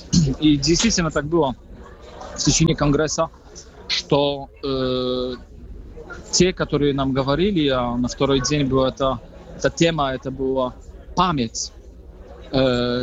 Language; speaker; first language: Russian; non-native, fluent; Polish